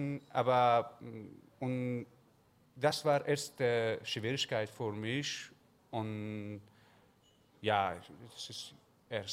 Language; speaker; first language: German; non-native, learner; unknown